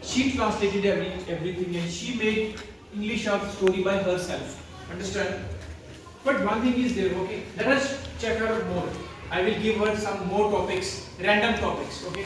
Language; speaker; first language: English; non-native, local second language; Hindi